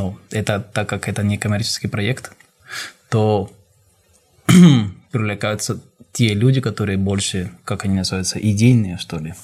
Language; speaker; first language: Russian; non-native, fluent; Spanish